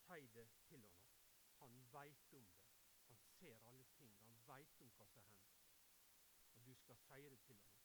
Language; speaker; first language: Norwegian; native; Norwegian